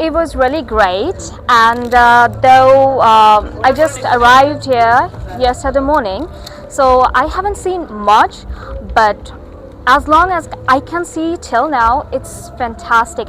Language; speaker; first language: English; non-native, local second language; Bangla